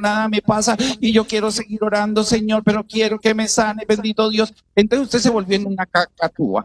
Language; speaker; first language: Spanish; native; Spanish